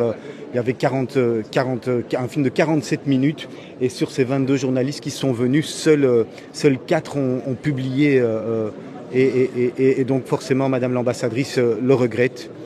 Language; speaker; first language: French; native; French